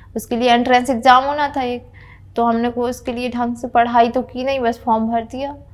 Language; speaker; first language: Hindi; native; Hindi